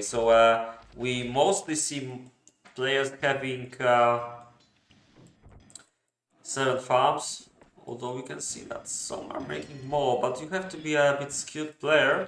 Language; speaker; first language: English; non-native, fluent; Polish